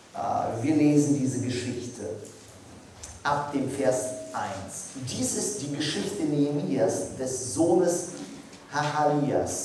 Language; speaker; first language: German; non-native, fluent; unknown